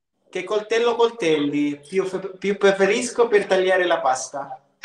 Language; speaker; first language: Italian; non-native, learner; Filipino